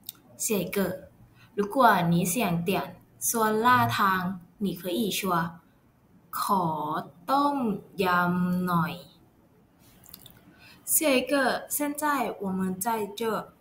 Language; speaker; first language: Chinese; non-native, learner; Thai